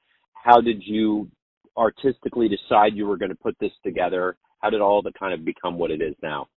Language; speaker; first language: English; native; English